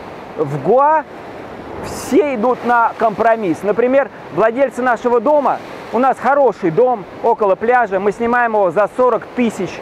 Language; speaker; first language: Russian; native; Russian